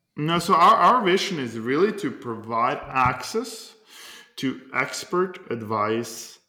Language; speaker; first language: English; non-native, fluent; Norwegian